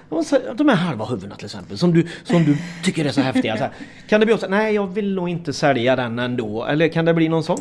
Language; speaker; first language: Swedish; native; Swedish